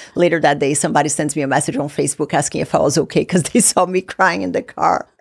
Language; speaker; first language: English; non-native, fluent; Portuguese